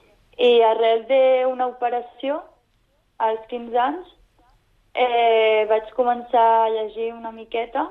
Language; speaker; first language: Catalan; non-native, local second language; Spanish